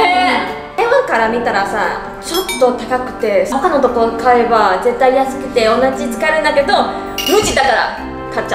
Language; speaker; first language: Japanese; non-native, fluent; Chinese